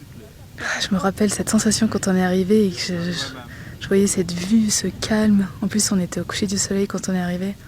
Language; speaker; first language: French; native; French